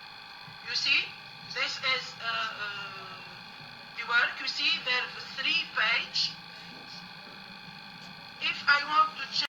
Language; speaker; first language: English; non-native, learner; Arabic